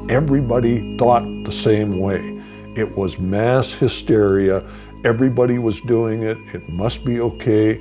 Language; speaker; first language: English; native; English